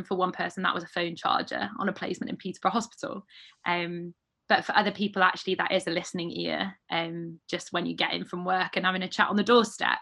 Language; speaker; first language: English; native; English